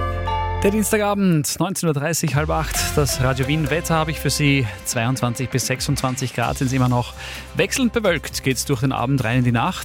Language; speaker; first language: German; native; German